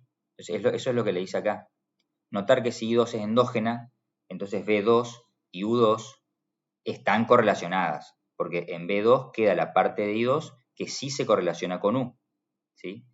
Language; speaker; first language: Spanish; native; Spanish